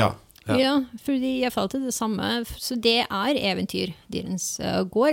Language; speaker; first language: Norwegian; non-native, fluent; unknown